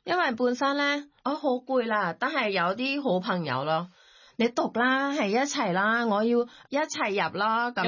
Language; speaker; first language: Cantonese; non-native, learner; Thai